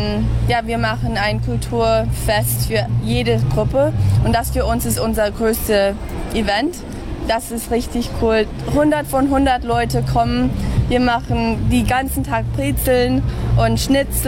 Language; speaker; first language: German; early bilingual, heritage; English